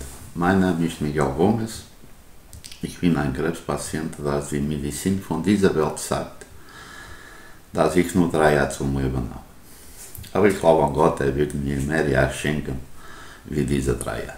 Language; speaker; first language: German; non-native, learner; Portuguese